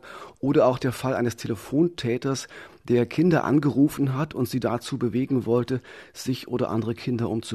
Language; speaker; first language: German; native; German